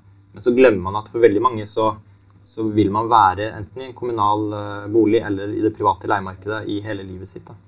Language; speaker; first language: Norwegian; native; Norwegian